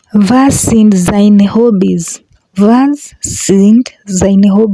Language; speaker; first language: German; non-native, learner; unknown